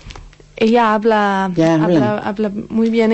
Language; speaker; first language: Spanish; non-native, learner; Danish